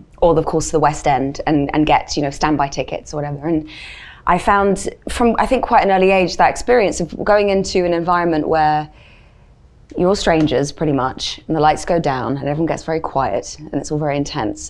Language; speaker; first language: English; native; English